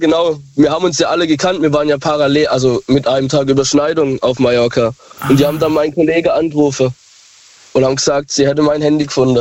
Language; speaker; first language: German; native; German